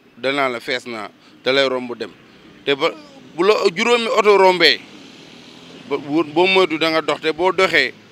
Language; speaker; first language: Wolof; native; Wolof